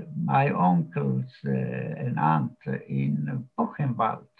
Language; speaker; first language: English; non-native, fluent; Slovak